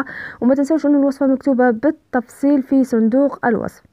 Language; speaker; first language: Arabic; native; Arabic